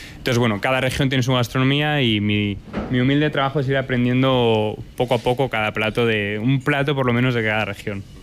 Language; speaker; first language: Spanish; native; Spanish